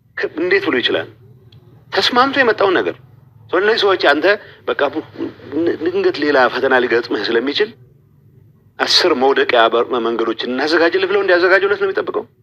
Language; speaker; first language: Amharic; non-native, local second language; Tigrinya